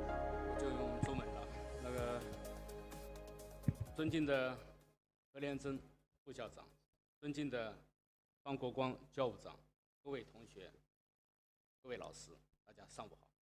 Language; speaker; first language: Chinese; native; Chinese